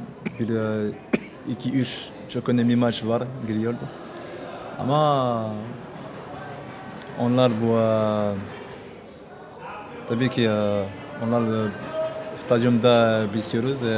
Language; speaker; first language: Turkish; non-native, learner; French